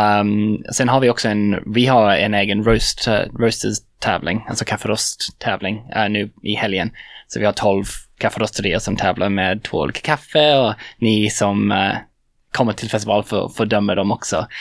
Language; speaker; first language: Swedish; non-native, fluent; English